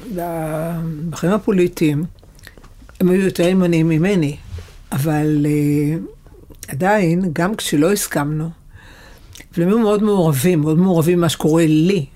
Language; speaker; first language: Hebrew; native; Hebrew